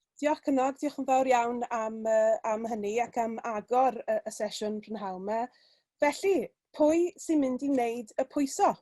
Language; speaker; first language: Welsh; native; Welsh